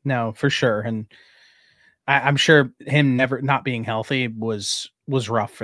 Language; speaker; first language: English; native; English